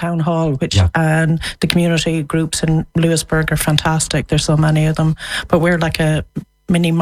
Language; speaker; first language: English; native; English